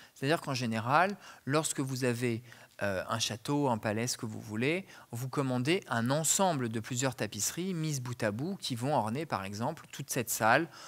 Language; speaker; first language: French; native; French